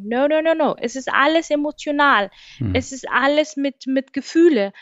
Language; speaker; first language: German; non-native, fluent; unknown